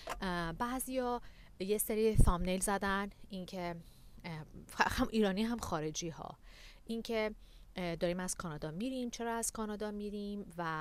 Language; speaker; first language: Persian; native; Persian